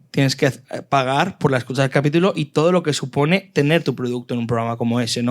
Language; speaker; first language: Spanish; native; Spanish